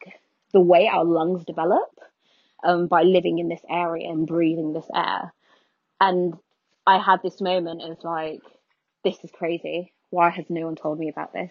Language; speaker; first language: English; native; English